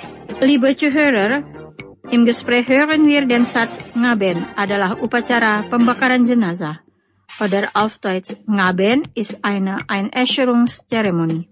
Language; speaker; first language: German; non-native, fluent; Indonesian